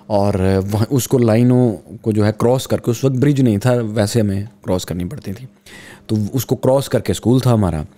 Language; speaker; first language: Urdu; non-native, local second language; Punjabi